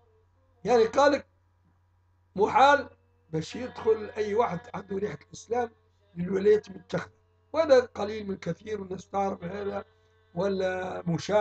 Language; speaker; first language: Arabic; native; Arabic